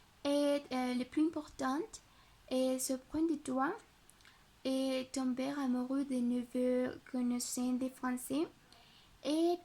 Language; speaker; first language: French; non-native, learner; Spanish